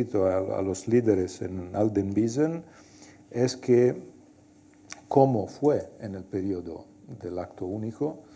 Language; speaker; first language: Spanish; non-native, fluent; Italian